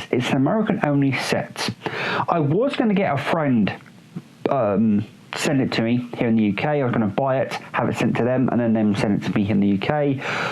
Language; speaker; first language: English; native; English